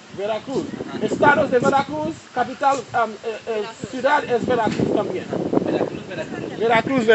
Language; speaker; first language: Spanish; non-native, learner; Haitian Creole